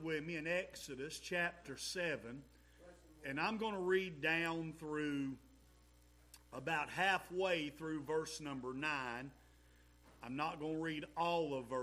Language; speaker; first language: English; native; English